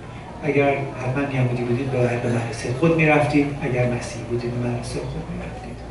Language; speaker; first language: Persian; native; Persian